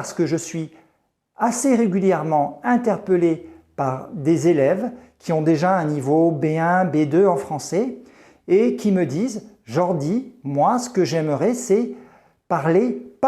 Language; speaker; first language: French; native; French